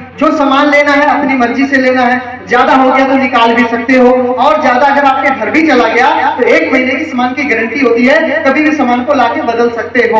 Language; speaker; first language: Hindi; native; Hindi